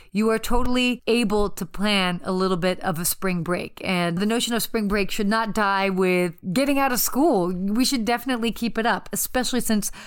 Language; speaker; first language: English; native; English